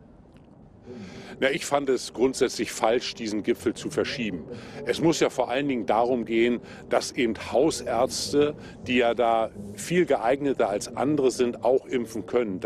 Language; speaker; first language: German; native; German